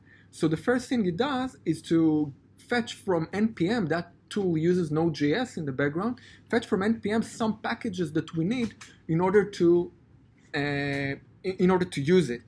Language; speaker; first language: English; non-native, fluent; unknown